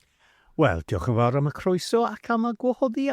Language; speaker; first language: Welsh; non-native, fluent; English